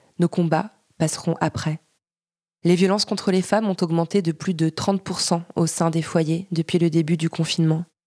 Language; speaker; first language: French; native; French